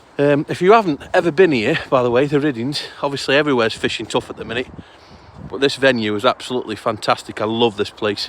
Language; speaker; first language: English; native; English